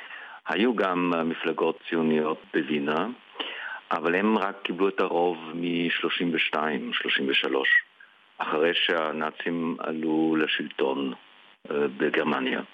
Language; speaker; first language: Hebrew; early bilingual, heritage; Hebrew